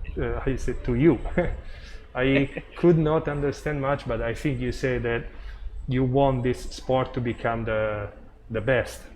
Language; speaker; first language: English; non-native, fluent; Italian